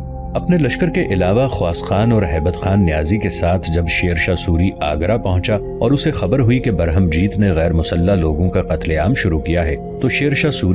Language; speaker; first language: Urdu; native; Urdu